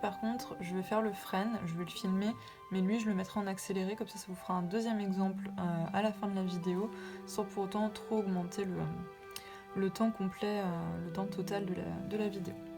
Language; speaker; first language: French; native; French